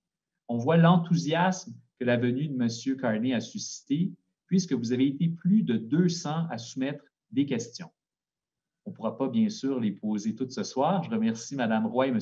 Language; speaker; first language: French; native; French